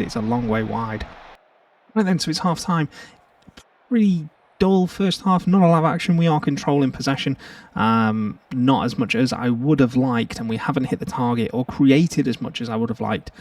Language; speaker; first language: English; native; English